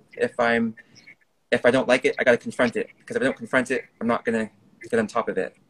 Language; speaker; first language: English; native; English